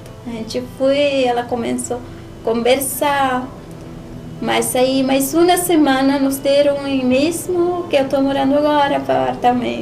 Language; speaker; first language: Portuguese; non-native, learner; Spanish